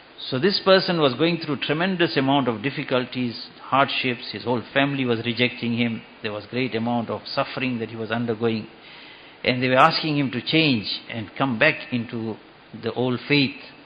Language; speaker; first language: English; native; English